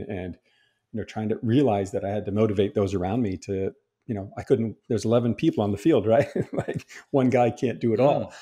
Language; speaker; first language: English; native; English